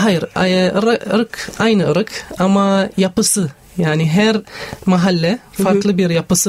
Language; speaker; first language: Turkish; non-native, fluent; Arabic